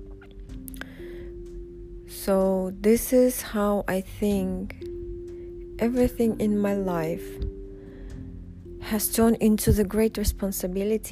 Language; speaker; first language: English; non-native, fluent; Russian